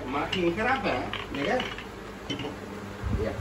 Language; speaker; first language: Dutch; non-native, local second language; Caribbean Hindustani